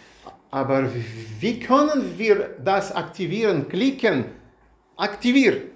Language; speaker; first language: German; non-native, learner; Russian